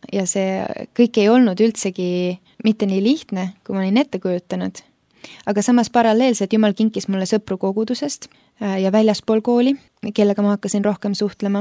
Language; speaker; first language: Estonian; early bilingual, other home language; Finnish